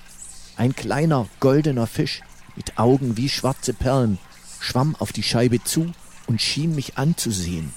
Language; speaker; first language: German; native; German